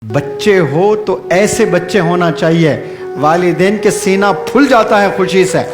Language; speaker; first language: Urdu; native; Urdu